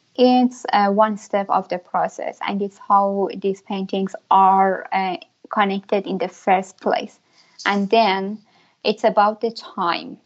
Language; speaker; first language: English; non-native, fluent; Persian